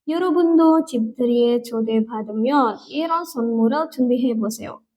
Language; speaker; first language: Korean; non-native, fluent; Indonesian